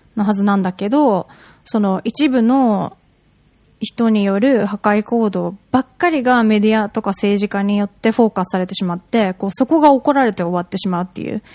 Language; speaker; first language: Japanese; native; Japanese